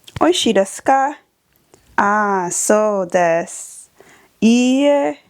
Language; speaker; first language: Japanese; non-native, learner; English